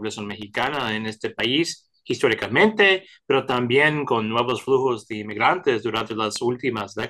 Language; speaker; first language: Spanish; early bilingual, heritage; Spanish